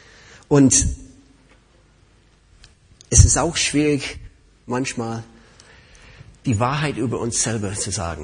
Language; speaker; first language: German; non-native, fluent; English